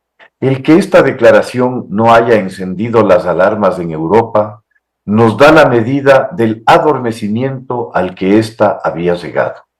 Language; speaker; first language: Spanish; native; Spanish